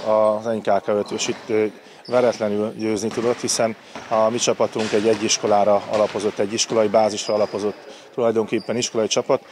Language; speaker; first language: Hungarian; native; Hungarian